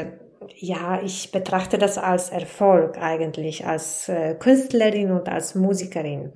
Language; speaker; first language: German; non-native, fluent; Polish